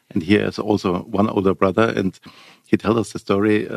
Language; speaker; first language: English; non-native, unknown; German